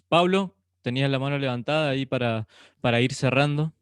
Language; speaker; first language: Spanish; native; Spanish